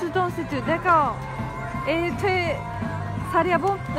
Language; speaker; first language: French; non-native, learner; Japanese